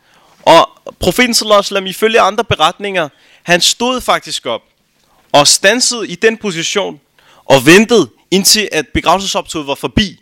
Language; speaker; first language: Danish; early bilingual, other home language; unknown